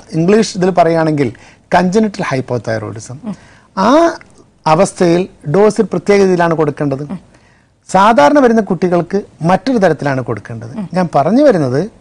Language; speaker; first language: Malayalam; native; Malayalam